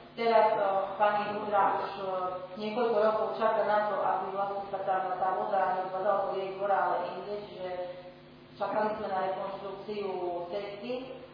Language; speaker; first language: Slovak; native; Slovak